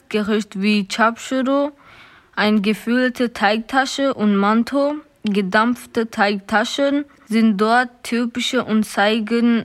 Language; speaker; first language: German; non-native, learner; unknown